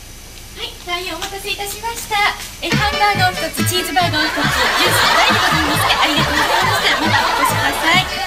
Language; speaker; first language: Japanese; native; Japanese